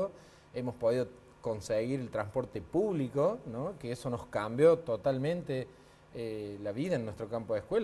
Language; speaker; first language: Spanish; native; Spanish